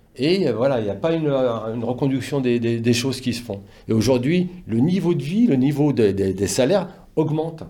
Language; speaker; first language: French; native; French